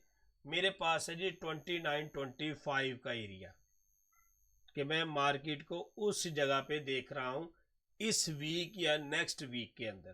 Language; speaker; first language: Hindi; non-native, local second language; Punjabi